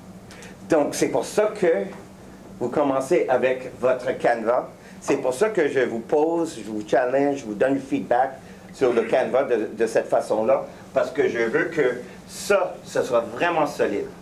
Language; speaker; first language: French; native; French